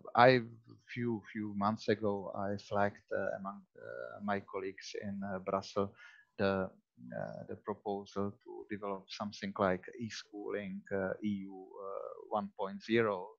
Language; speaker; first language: English; non-native, fluent; Czech